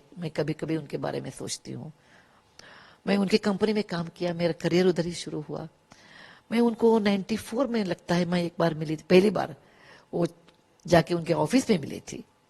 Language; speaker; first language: Hindi; non-native, local second language; Kannada